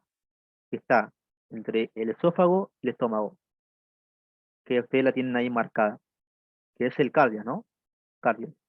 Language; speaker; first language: Spanish; native; Spanish